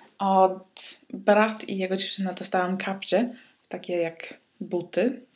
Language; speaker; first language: Polish; early bilingual, heritage; Polish